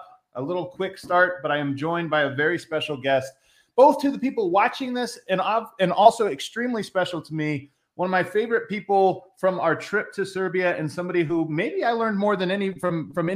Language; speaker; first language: English; native; English